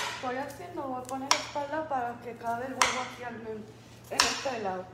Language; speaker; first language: Spanish; early bilingual, heritage; Spanish